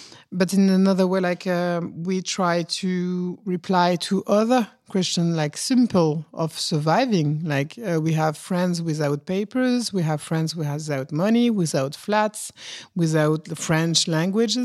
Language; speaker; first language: English; non-native, learner; French